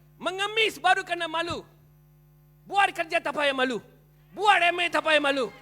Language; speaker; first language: Malay; non-native, local second language; Tamil